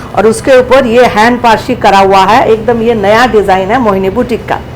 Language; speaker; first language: Hindi; non-native, local second language; Bangla